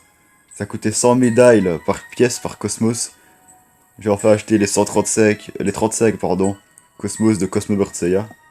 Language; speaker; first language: French; native; French